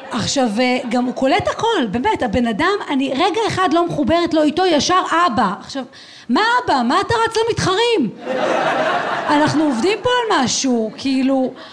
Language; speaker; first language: Hebrew; native; Hebrew